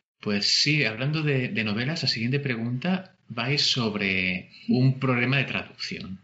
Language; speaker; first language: Spanish; native; Spanish